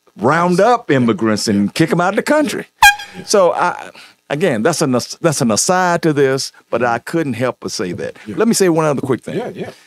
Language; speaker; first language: English; native; English